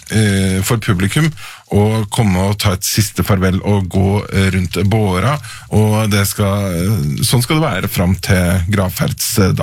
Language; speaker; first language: Norwegian; native; Norwegian